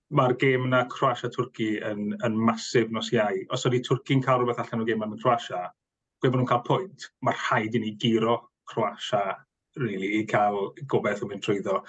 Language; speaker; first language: Welsh; native; Welsh